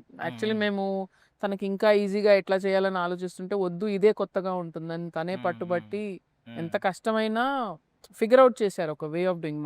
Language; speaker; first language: Telugu; native; Telugu